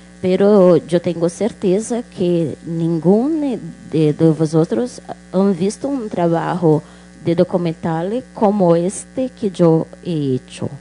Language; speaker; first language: Portuguese; non-native, local second language; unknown